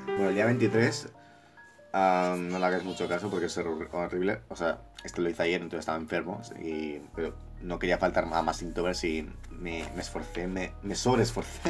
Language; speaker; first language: Spanish; native; Spanish